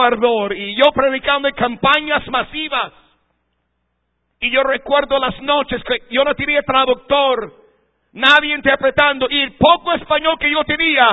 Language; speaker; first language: Spanish; non-native, fluent; English